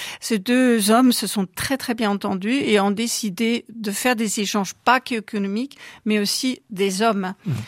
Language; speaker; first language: French; non-native, fluent; German